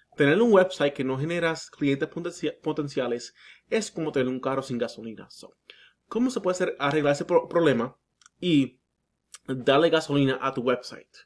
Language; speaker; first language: Spanish; early bilingual, heritage; Spanish